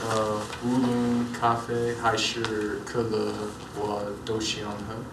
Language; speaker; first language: Chinese; non-native, learner; English